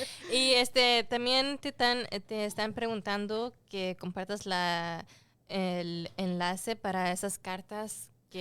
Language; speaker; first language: Spanish; early bilingual, heritage; Spanish